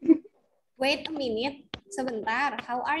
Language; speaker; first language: English; non-native, fluent; Indonesian